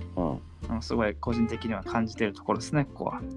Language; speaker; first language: Japanese; native; Japanese